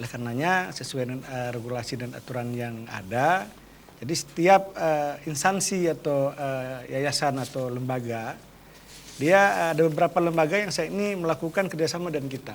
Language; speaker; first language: Malay; native; Malay